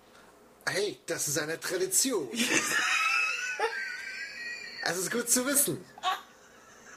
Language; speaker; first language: German; non-native, fluent; English